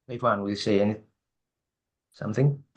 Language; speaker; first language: English; non-native, fluent; Indonesian